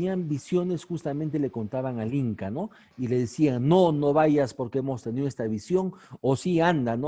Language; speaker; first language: Spanish; native; Spanish